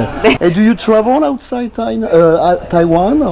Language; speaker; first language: English; non-native, learner; French